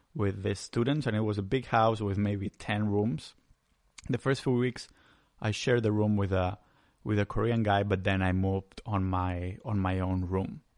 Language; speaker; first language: English; non-native, fluent; Spanish